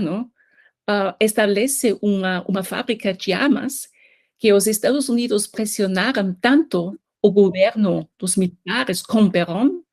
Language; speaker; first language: Portuguese; non-native, fluent; German